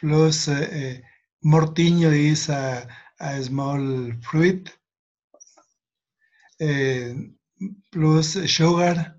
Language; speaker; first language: English; non-native, learner; Spanish